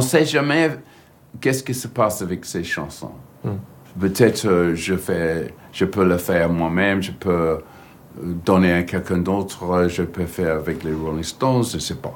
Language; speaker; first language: French; non-native, fluent; English